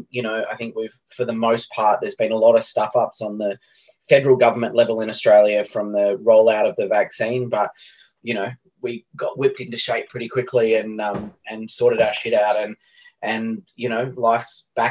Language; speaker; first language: English; native; English